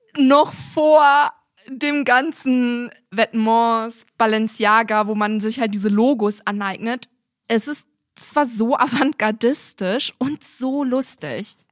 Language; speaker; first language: German; early bilingual, other home language; Turkish